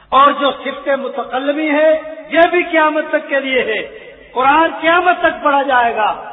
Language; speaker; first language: Urdu; non-native, local second language; Punjabi